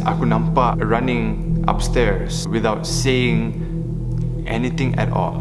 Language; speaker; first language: English; non-native, local second language; Malay